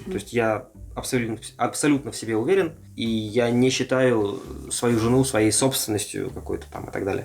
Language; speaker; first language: Russian; native; Russian